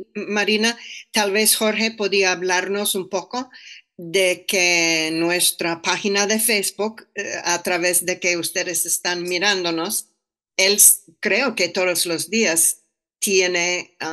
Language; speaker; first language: Spanish; non-native, fluent; English